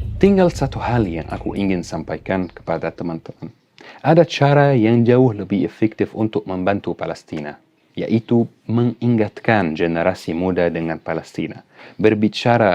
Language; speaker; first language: Indonesian; non-native, fluent; Arabic